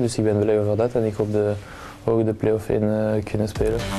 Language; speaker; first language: Dutch; non-native, local second language; French